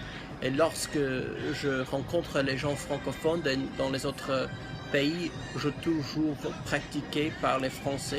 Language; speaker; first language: French; non-native, learner; English